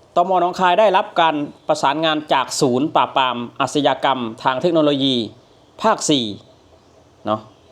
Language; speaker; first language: Thai; native; Thai